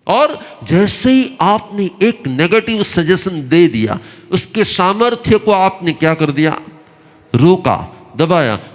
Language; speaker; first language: Hindi; non-native, local second language; Gujarati